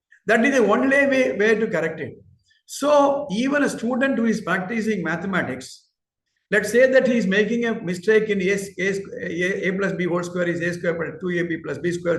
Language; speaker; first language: English; non-native, local second language; Tamil